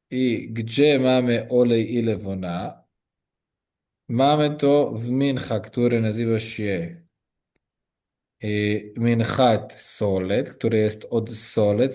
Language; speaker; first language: Polish; non-native, learner; Hebrew